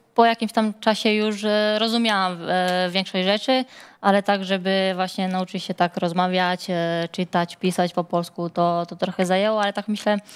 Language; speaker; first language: Polish; non-native, fluent; Serbian